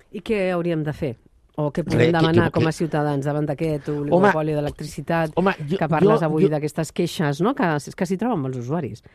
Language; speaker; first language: Catalan; native; Catalan